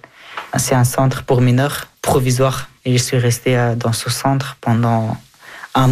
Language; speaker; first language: French; early bilingual, other home language; Persian